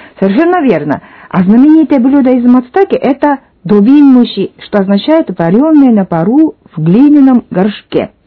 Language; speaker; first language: Russian; non-native, fluent; Japanese